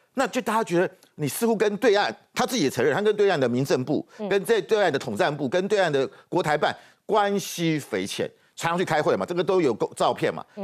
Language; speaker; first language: Chinese; native; Chinese